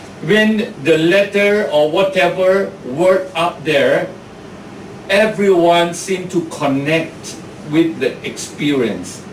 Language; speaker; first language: English; non-native, fluent; Thai